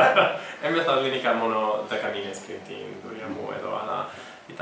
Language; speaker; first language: Greek; non-native, learner; English